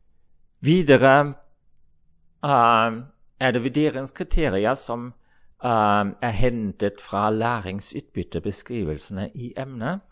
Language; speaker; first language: Norwegian; non-native, fluent; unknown